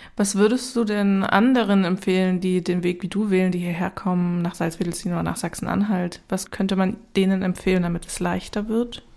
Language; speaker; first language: German; native; German